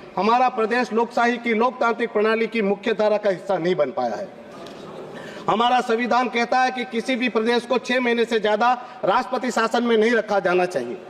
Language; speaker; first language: Hindi; non-native, local second language; Gujarati